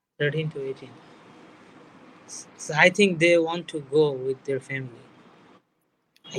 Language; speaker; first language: English; non-native, learner; Bangla